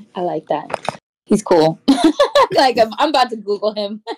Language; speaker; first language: English; native; English